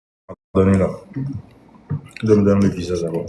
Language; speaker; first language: French; non-native, local second language; Lingala